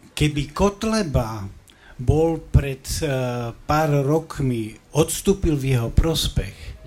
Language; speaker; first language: Slovak; native; Slovak